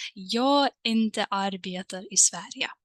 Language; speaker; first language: Swedish; non-native, fluent; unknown